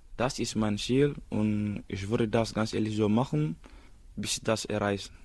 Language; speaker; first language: German; non-native, fluent; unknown